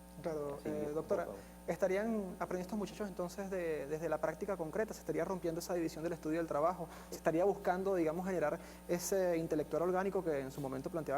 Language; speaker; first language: Spanish; native; Spanish